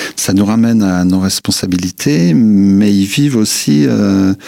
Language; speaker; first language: French; native; French